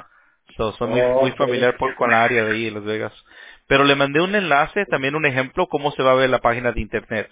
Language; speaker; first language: Spanish; early bilingual, heritage; Spanish